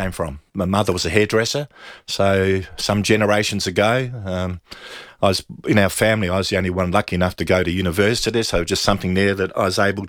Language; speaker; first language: English; native; English